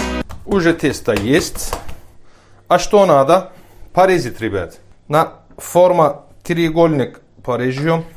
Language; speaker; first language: Russian; non-native, learner; Turkish